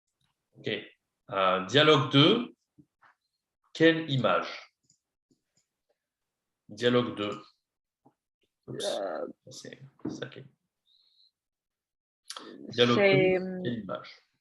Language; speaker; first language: French; non-native, fluent; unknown